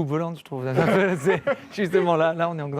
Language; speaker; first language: French; native; French